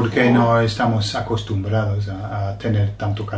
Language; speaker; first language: Spanish; non-native, fluent; English